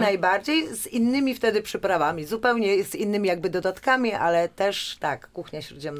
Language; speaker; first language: Polish; native; Polish